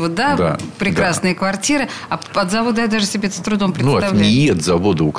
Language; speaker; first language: Russian; native; Russian